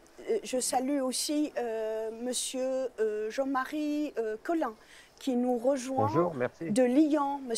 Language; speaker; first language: French; native; French